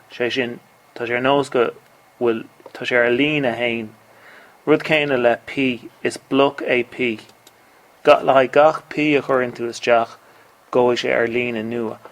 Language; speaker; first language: Irish; native; Irish